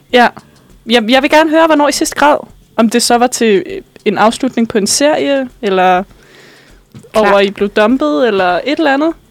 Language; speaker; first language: Danish; native; Danish